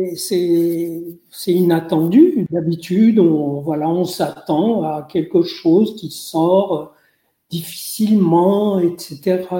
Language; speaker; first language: French; non-native, local second language; Arabic